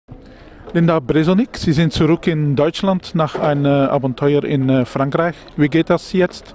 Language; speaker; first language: German; non-native, learner; Dutch